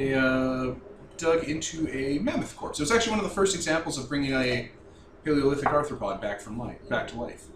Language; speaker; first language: English; native; English